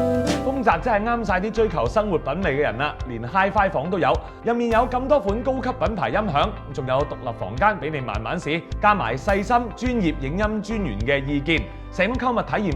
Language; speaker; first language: Cantonese; native; Cantonese